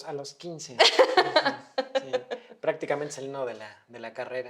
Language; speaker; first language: Spanish; native; Spanish